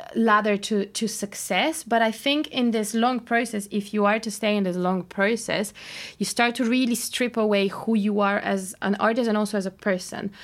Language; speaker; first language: English; non-native, fluent; Bulgarian